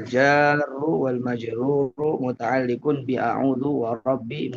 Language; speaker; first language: Arabic; non-native, learner; Indonesian